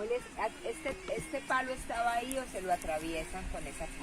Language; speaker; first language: Spanish; native; Spanish